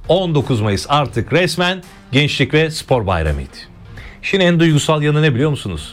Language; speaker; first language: Turkish; native; Turkish